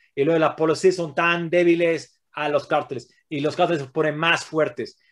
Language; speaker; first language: Spanish; non-native, fluent; English